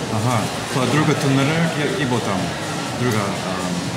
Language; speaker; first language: Slovenian; early bilingual, heritage; Slovenian